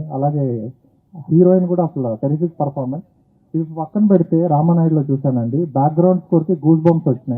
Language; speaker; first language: Telugu; native; Telugu